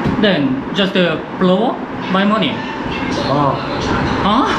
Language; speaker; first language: English; non-native, learner; Korean